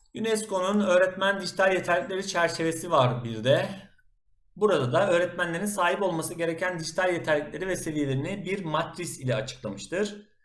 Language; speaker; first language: Turkish; native; Turkish